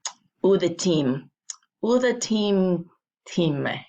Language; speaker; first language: Albanian; non-native, learner; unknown